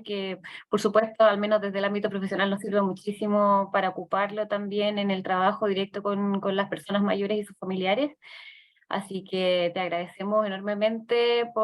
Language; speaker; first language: Spanish; native; Spanish